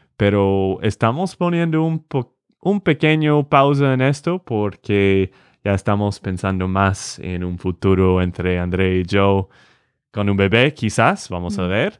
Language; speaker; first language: Spanish; non-native, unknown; English